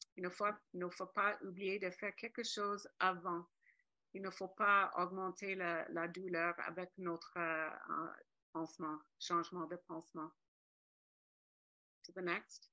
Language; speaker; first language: French; non-native, fluent; English